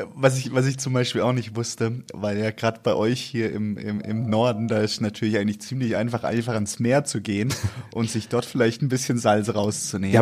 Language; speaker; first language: German; native; German